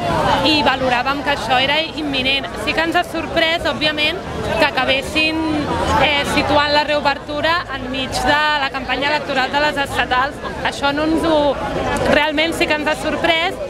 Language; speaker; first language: Catalan; native; Catalan